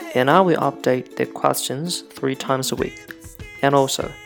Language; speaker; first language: English; non-native, fluent; Chinese